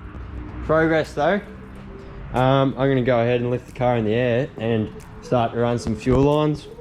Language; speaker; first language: English; native; English